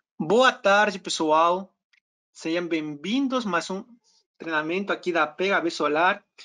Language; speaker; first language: Portuguese; non-native, fluent; Spanish